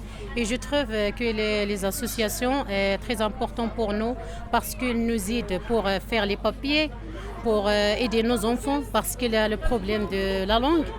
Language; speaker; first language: French; non-native, learner; Arabic